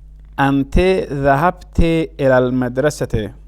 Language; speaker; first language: Arabic; non-native, learner; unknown